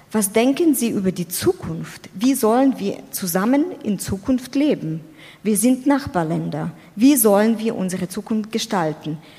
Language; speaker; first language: German; non-native, fluent; Ukrainian